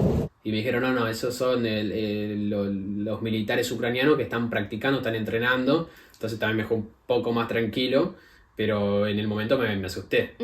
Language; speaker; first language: Spanish; native; Spanish